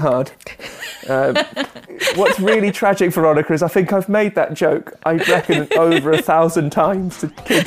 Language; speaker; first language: English; native; English